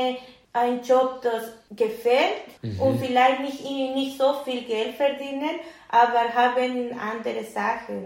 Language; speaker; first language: German; non-native, learner; Spanish